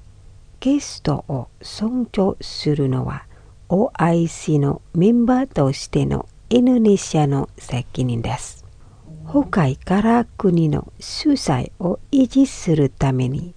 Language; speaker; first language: Japanese; non-native, fluent; Indonesian